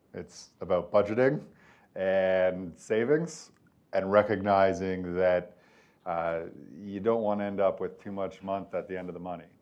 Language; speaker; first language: English; native; English